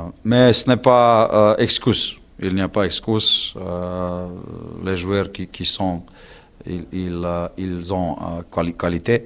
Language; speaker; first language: French; non-native, learner; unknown